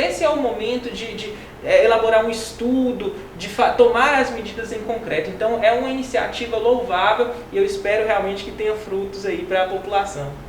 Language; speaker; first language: Portuguese; native; Portuguese